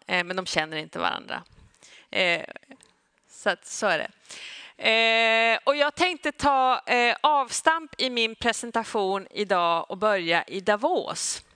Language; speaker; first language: Swedish; native; Swedish